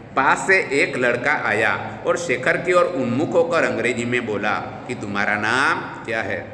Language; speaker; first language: Hindi; non-native, local second language; Gujarati